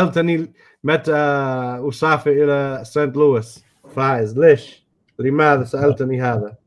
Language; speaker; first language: Arabic; non-native, fluent; English